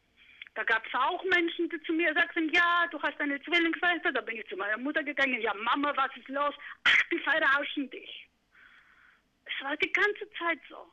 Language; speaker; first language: German; non-native, fluent; Greek